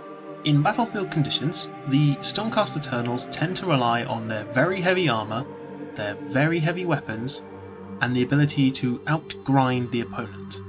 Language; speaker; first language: English; native; English